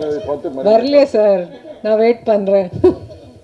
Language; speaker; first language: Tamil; non-native, fluent; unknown